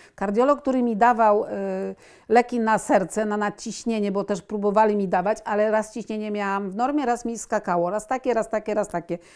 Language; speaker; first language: Polish; native; Polish